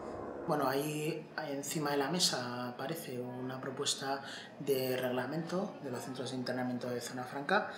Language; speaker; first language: Spanish; native; Spanish